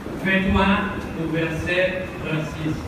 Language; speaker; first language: French; non-native, local second language; Haitian Creole